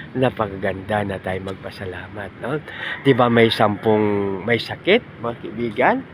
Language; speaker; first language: Filipino; non-native, local second language; Hiligaynon